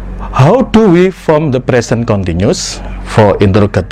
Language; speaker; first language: English; non-native, fluent; Indonesian